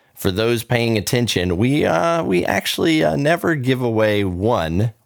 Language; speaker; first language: English; native; English